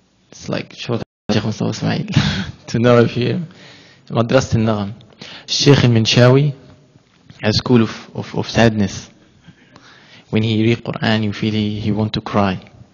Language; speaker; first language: English; non-native, learner; Arabic